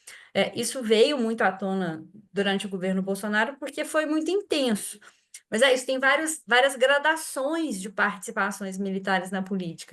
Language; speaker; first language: Portuguese; native; Portuguese